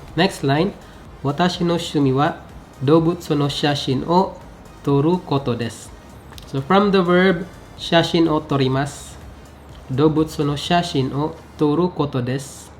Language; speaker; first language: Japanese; non-native, fluent; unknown